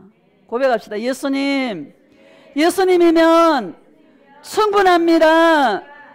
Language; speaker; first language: Korean; native; Korean